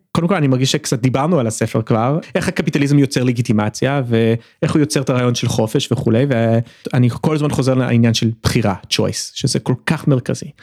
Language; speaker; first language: Hebrew; early bilingual, other home language; English